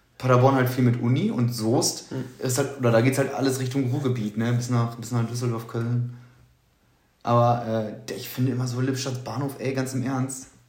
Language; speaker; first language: German; native; German